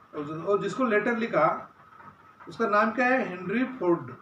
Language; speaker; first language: Hindi; non-native, local second language; Marathi